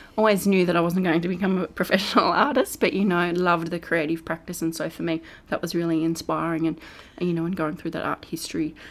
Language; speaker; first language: English; native; English